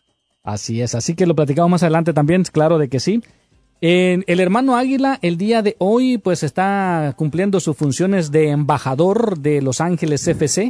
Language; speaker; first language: Spanish; native; Spanish